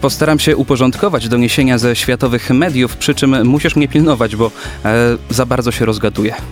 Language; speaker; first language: Polish; native; Polish